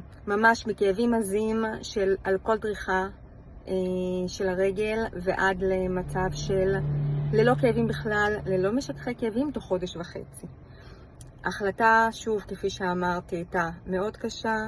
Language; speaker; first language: Hebrew; native; Hebrew